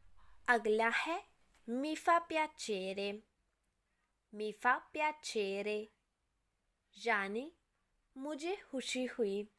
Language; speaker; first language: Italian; non-native, fluent; Urdu